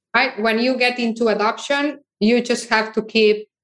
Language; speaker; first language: English; non-native, fluent; Catalan